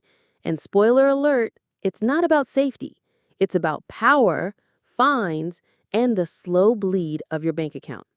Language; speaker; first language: English; native; English